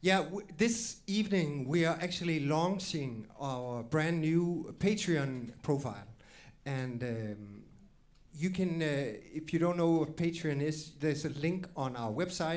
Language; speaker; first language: English; non-native, fluent; Danish